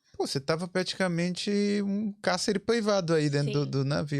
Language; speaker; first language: Portuguese; native; Portuguese